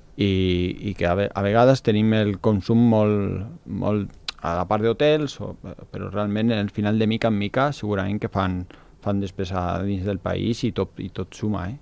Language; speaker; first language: Catalan; non-native, local second language; Spanish